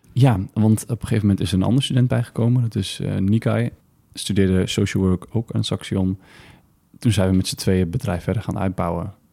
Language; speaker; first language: Dutch; early bilingual, other home language; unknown